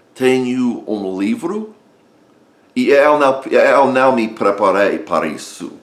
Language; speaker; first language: Portuguese; non-native, fluent; English